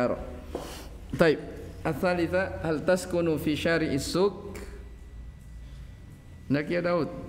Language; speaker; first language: Arabic; non-native, fluent; Indonesian